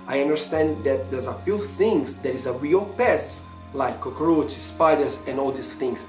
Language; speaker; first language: English; non-native, fluent; Portuguese